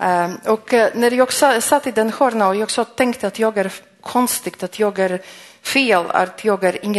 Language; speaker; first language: Swedish; non-native, fluent; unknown